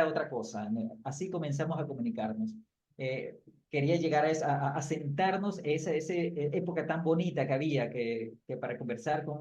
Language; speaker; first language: Spanish; native; Spanish